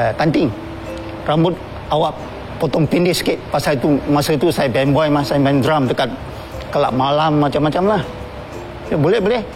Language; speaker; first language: Malay; non-native, local second language; Chinese